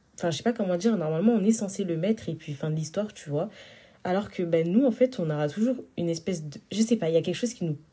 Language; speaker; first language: French; early bilingual, other home language; Wolof